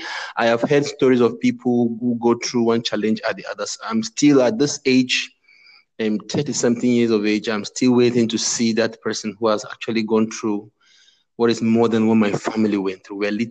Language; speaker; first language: English; non-native, local second language; Igbo